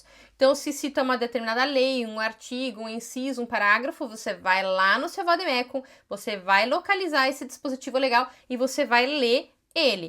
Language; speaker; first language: Portuguese; native; Portuguese